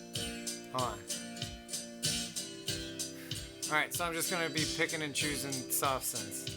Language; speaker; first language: English; native; English